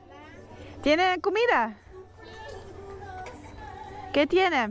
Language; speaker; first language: Spanish; non-native, learner; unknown